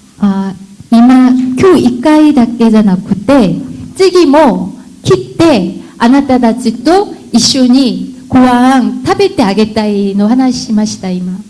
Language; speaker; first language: Japanese; non-native, learner; Korean